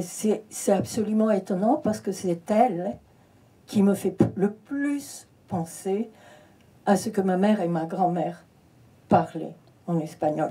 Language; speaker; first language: French; early bilingual, heritage; French